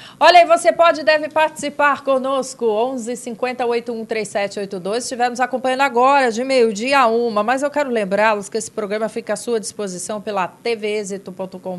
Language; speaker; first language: Portuguese; native; Portuguese